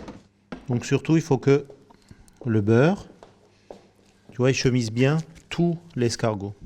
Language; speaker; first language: French; native; French